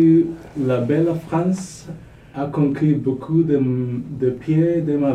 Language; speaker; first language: French; non-native, learner; Spanish